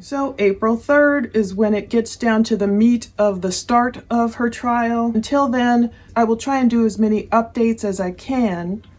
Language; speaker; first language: English; native; English